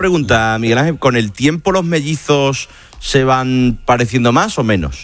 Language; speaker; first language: Spanish; native; Spanish